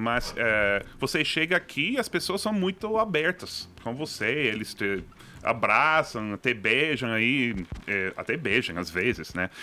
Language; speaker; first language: Portuguese; non-native, fluent; English